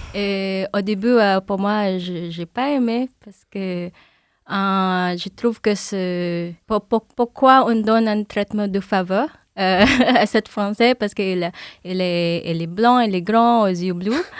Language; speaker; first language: French; non-native, fluent; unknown